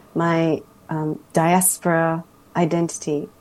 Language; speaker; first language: English; early bilingual, other home language; Japanese